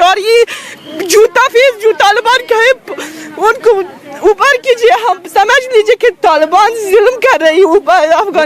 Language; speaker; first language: Hindi; non-native, learner; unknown